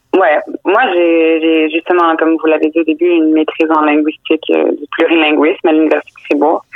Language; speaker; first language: French; native; French